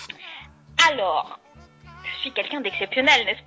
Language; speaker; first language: French; native; French